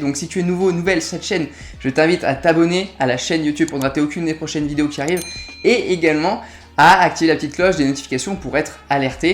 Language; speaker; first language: French; native; French